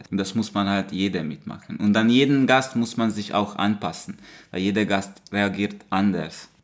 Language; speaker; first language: German; non-native, fluent; Hungarian